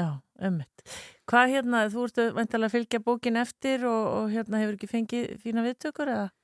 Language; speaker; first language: Icelandic; native; Icelandic